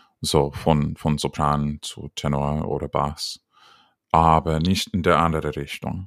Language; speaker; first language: German; non-native, learner; English